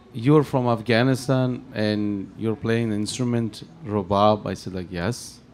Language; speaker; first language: English; non-native, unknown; Persian